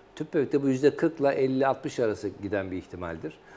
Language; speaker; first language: Turkish; native; Turkish